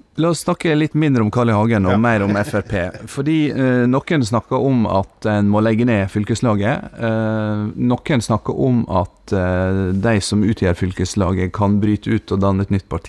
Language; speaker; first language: Norwegian; native; Norwegian